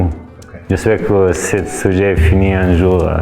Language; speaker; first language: French; non-native, fluent; Arabic